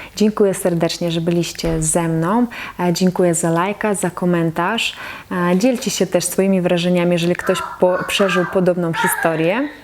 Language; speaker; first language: Polish; non-native, fluent; Russian